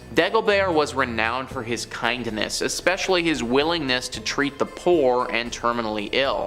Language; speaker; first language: English; native; English